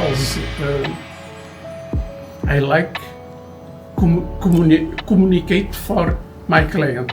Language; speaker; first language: English; non-native, learner; Portuguese